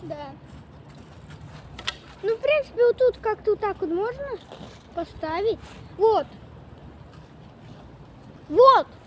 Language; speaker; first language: Russian; native; Russian